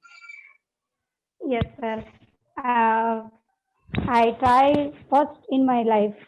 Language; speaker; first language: English; non-native, learner; Gujarati